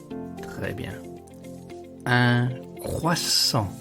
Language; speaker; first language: French; non-native, fluent; Italian